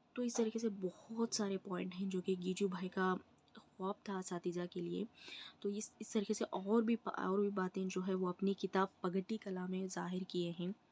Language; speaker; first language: Urdu; native; Urdu